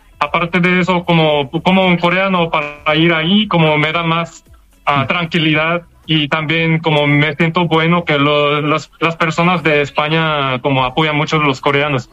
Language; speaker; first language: Spanish; non-native, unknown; Korean